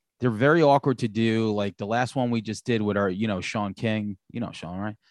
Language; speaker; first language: English; native; English